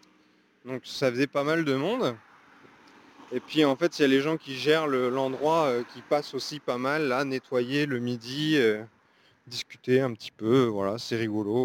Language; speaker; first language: French; native; French